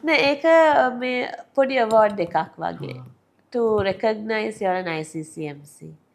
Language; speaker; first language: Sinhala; non-native, local second language; Tamil